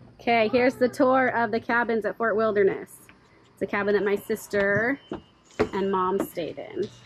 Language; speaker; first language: English; native; English